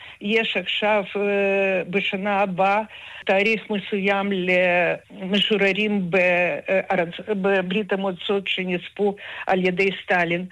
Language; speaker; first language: Hebrew; non-native, fluent; Russian